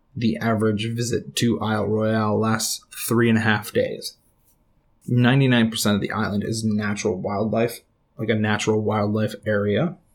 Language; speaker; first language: English; native; English